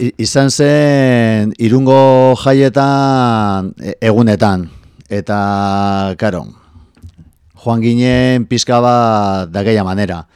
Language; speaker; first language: Basque; non-native, local second language; Spanish